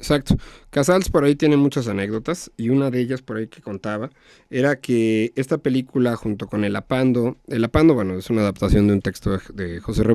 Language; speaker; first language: Spanish; native; Spanish